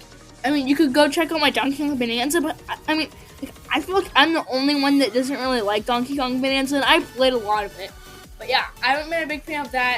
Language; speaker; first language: English; native; English